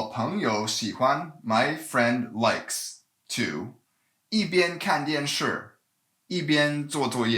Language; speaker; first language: Chinese; non-native, fluent; English